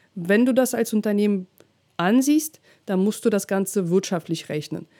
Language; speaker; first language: German; non-native, fluent; Russian